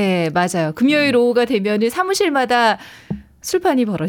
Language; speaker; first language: Korean; native; Korean